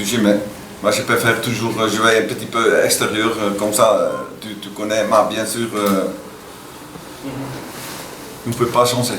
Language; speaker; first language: French; non-native, learner; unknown